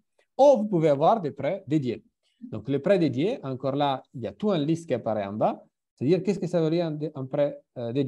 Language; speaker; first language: French; non-native, fluent; Italian